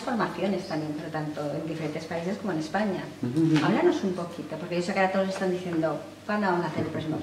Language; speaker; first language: Spanish; native; Spanish